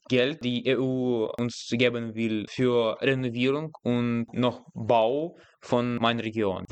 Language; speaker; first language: German; non-native, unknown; Russian